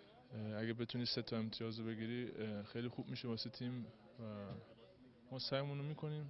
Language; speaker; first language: Persian; early bilingual, heritage; Persian